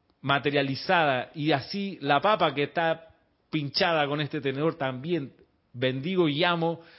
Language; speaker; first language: Spanish; native; Spanish